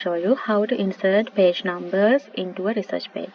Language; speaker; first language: English; non-native, local second language; Sinhala